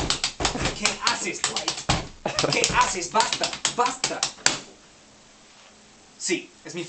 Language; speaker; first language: Spanish; non-native, learner; English